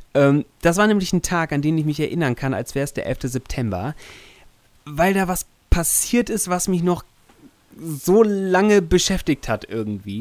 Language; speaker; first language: German; native; German